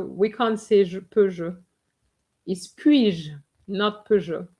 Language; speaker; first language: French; non-native, fluent; English